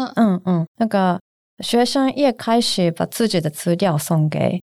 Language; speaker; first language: Chinese; non-native, learner; Japanese